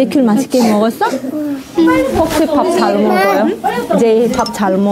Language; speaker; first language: Korean; non-native, learner; Indonesian